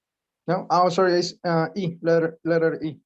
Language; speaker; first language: English; non-native, learner; Spanish